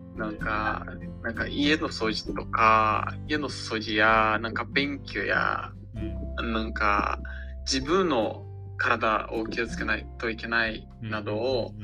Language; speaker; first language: Japanese; non-native, fluent; Portuguese